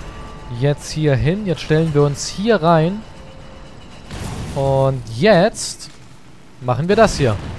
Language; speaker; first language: German; native; German